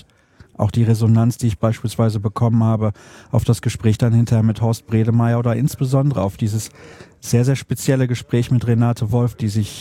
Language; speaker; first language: German; native; German